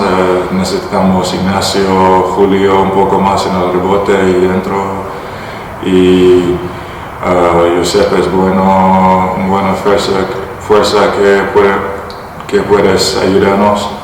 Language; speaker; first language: Spanish; non-native, learner; Dutch